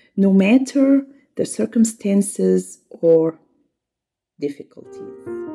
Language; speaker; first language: English; non-native, fluent; Arabic